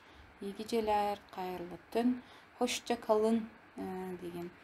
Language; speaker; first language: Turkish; non-native, fluent; Kazakh